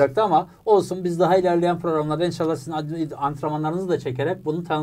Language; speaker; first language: Turkish; native; Turkish